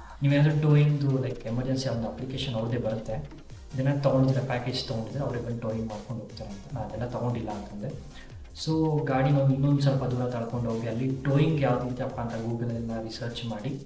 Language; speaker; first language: Kannada; native; Kannada